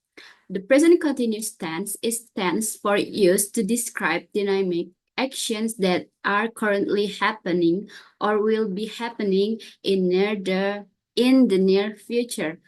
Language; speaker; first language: English; non-native, learner; Indonesian